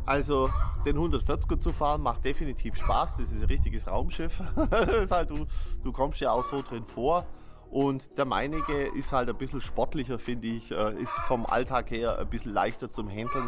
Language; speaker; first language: German; native; German